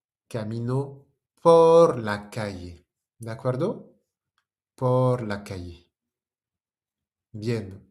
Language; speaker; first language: Spanish; non-native, fluent; French